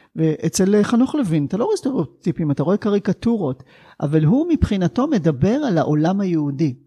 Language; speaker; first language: Hebrew; native; Hebrew